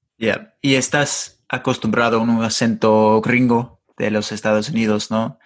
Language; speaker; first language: Spanish; non-native, fluent; English